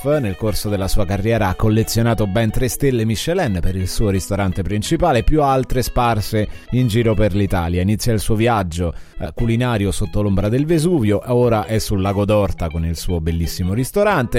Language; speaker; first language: Italian; native; Italian